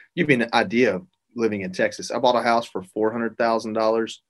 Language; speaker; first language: English; native; English